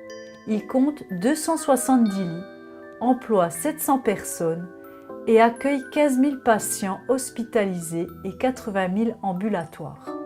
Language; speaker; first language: French; native; French